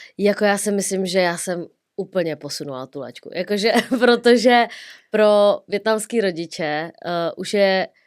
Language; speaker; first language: Czech; early bilingual, other home language; Vietnamese